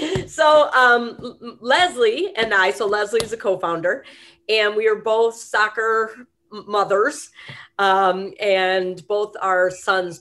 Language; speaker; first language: English; native; English